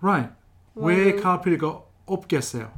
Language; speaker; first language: Korean; non-native, fluent; English